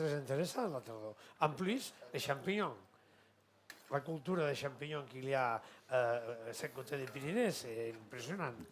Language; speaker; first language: French; non-native, fluent; Catalan